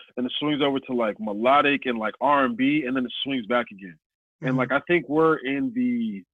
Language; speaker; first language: English; native; English